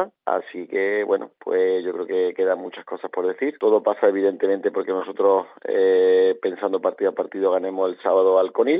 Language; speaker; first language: Spanish; native; Spanish